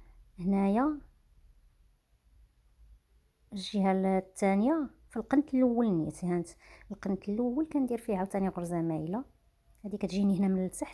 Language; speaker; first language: Arabic; native; Arabic